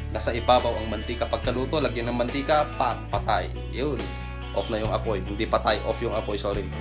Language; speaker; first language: Filipino; non-native, local second language; Iloko